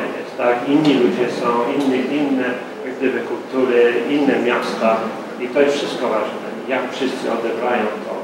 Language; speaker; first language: Polish; early bilingual, heritage; Polish